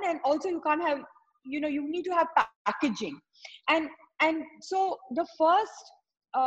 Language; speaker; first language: English; non-native, local second language; Tamil